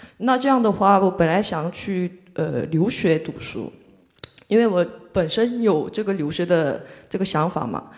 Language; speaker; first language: Chinese; non-native, fluent; Korean